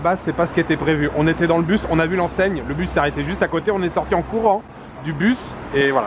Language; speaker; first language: French; native; French